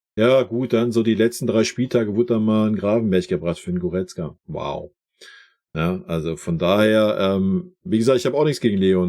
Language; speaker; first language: German; native; German